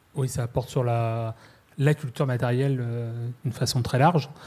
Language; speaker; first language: French; native; French